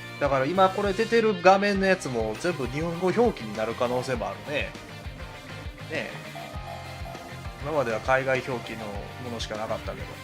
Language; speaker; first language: Japanese; native; Japanese